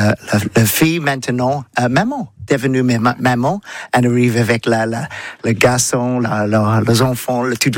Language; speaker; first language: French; non-native, learner; English